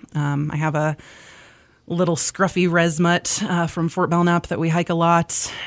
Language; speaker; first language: English; native; English